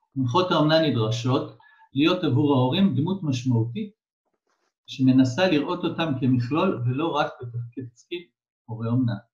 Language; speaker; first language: Hebrew; native; Hebrew